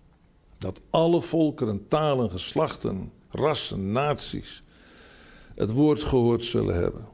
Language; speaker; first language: Dutch; native; Dutch